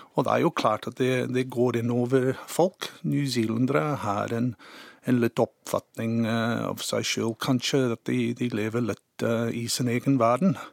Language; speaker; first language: Norwegian; non-native, fluent; English